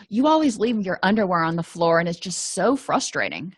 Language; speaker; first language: English; native; English